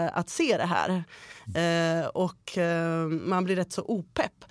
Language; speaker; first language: Swedish; early bilingual, other home language; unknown